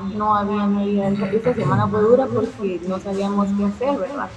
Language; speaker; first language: Spanish; native; Spanish